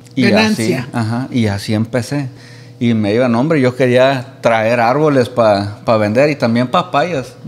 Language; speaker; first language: Spanish; native; Spanish